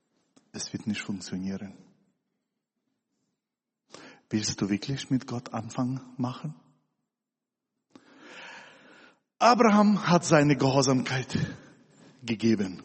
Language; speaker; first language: German; non-native, fluent; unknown